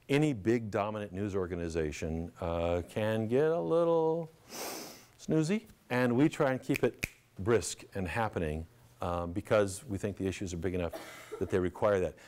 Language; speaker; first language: English; native; English